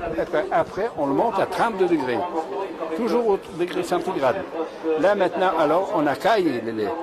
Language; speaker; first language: French; native; French